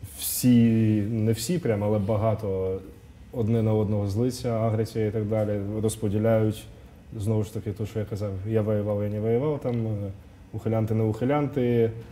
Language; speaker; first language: Ukrainian; non-native, local second language; Russian